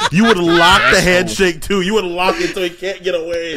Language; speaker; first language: English; native; English